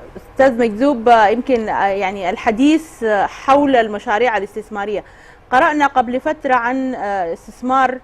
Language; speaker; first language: Arabic; native; Arabic